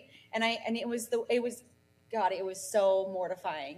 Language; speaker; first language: English; native; English